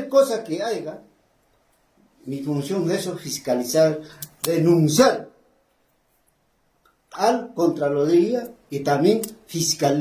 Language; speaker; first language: Spanish; native; Spanish